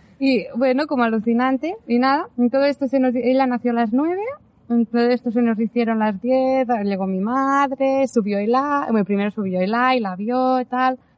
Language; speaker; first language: Spanish; native; Spanish